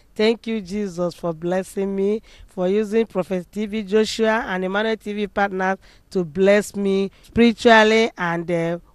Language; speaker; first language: English; non-native, local second language; Igbo